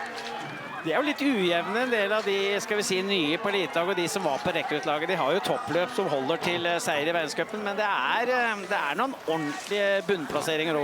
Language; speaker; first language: Norwegian; native; Norwegian